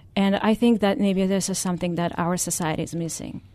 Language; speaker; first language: English; non-native, fluent; Russian